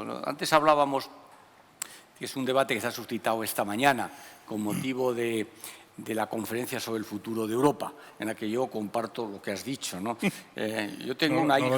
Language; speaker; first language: Spanish; native; Spanish